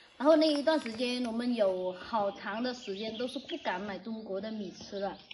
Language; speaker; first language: Chinese; non-native, fluent; Vietnamese